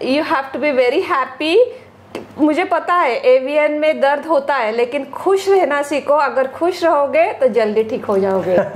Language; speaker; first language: Hindi; non-native, local second language; Marathi